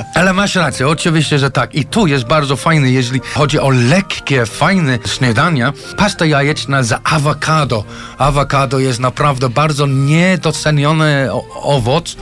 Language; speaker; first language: Polish; non-native, fluent; English